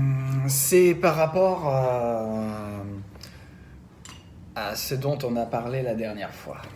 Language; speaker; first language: French; native; French